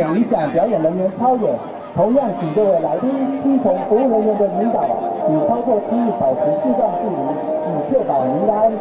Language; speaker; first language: Chinese; native; Chinese